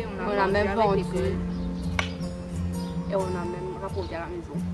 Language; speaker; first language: French; non-native, learner; Morisyen